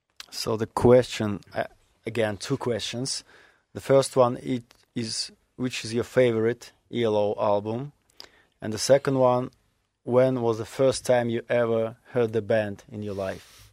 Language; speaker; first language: English; non-native, fluent; Russian